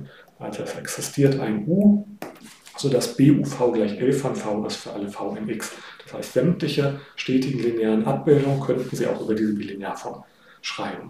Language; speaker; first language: German; native; German